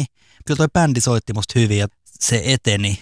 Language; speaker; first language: Finnish; native; Finnish